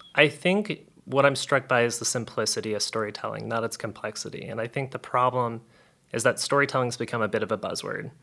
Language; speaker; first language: English; native; English